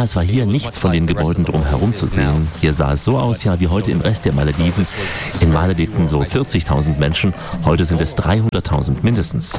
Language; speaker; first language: German; native; German